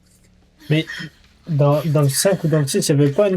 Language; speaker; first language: French; native; French